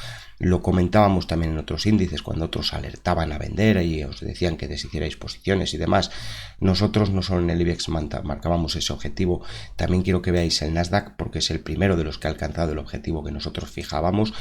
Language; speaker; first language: Spanish; native; Spanish